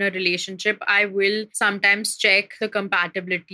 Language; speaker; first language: English; non-native, local second language; Hindi